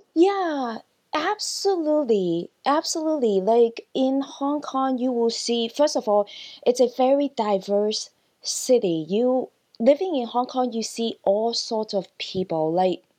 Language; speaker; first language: English; non-native, local second language; Cantonese